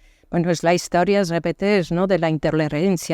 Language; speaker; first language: Catalan; non-native, fluent; French